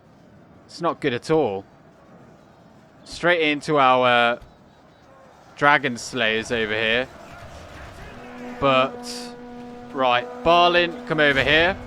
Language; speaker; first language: English; native; English